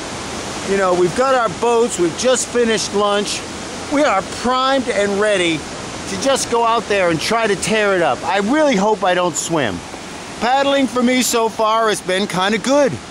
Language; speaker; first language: English; native; English